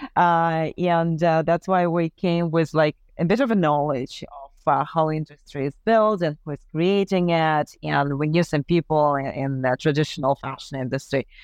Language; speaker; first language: English; non-native, fluent; Ukrainian